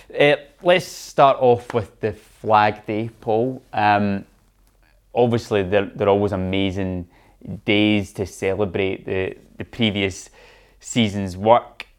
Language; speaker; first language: English; native; English